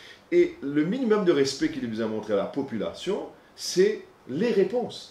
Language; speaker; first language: French; non-native, local second language; Morisyen